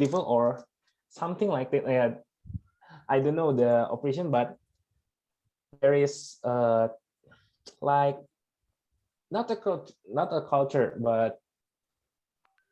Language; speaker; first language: English; non-native, fluent; Indonesian